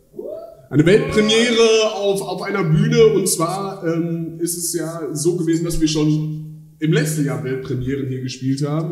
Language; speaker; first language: German; native; German